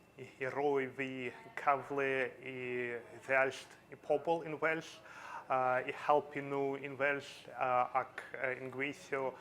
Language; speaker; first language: Welsh; non-native, learner; Russian